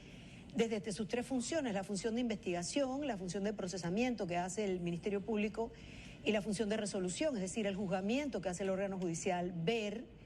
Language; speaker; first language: Spanish; native; Spanish